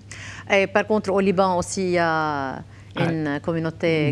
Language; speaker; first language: French; non-native, local second language; Arabic